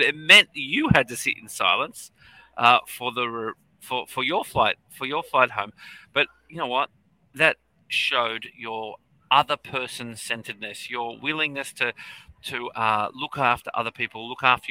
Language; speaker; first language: English; native; English